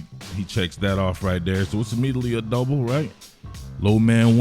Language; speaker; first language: English; native; English